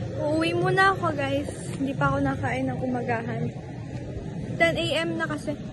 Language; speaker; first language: Filipino; native; Filipino